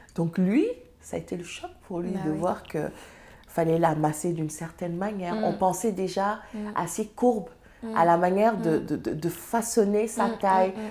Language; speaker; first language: French; non-native, local second language; Serer